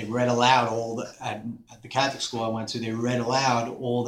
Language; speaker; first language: English; native; English